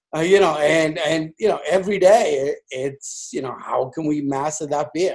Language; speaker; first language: English; native; English